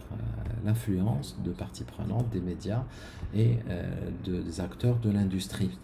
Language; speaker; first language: French; non-native, local second language; Arabic